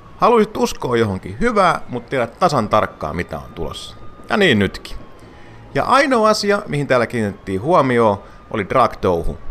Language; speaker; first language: Finnish; native; Finnish